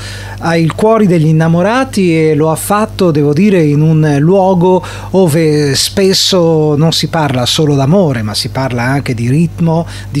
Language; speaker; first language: Italian; native; Italian